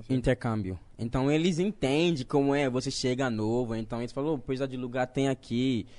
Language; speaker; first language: Portuguese; non-native, fluent; Akan